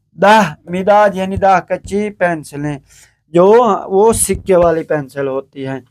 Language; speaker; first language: Urdu; native; Urdu